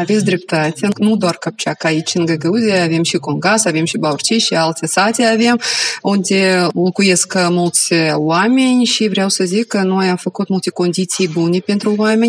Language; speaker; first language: Romanian; non-native, local second language; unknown